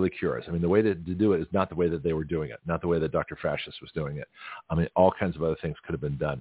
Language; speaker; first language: English; native; English